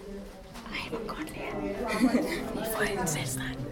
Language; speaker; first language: Danish; native; Danish